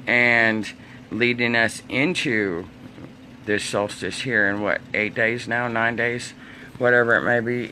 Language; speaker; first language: English; native; English